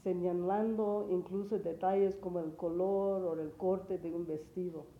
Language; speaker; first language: Spanish; early bilingual, heritage; English